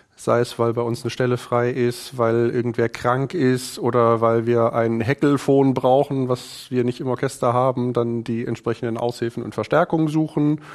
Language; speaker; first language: German; native; German